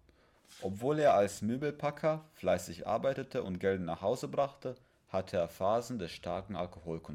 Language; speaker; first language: German; native; German